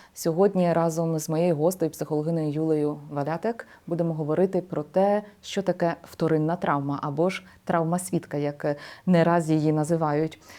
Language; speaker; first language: Ukrainian; native; Ukrainian